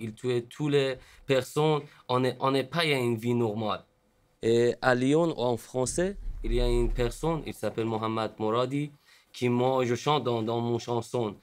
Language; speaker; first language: French; non-native, learner; Persian